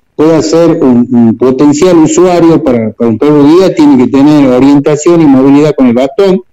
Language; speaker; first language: Spanish; native; Spanish